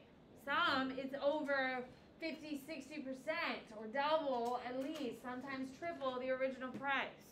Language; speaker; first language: English; native; English